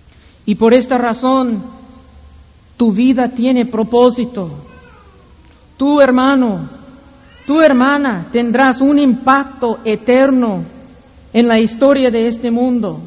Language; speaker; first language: Spanish; non-native, fluent; English